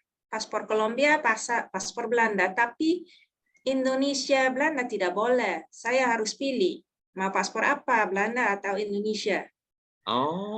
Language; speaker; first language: Indonesian; non-native, learner; Dutch